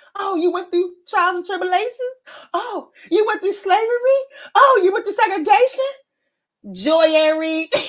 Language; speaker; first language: English; native; English